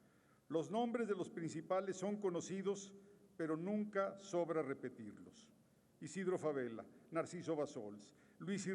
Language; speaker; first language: Spanish; native; Spanish